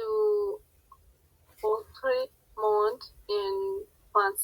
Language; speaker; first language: French; non-native, learner; Spanish